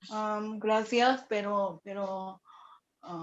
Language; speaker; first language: Spanish; non-native, learner; Indonesian